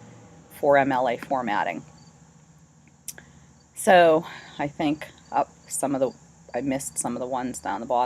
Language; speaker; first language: English; native; English